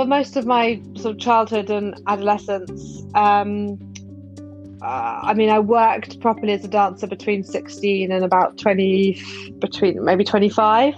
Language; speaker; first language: English; native; English